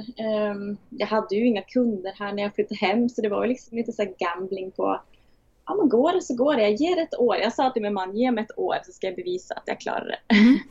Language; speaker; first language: Swedish; native; Swedish